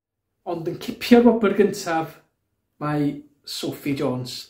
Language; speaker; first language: Welsh; native; Welsh